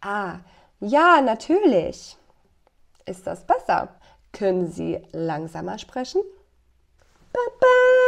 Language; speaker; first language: German; non-native, learner; English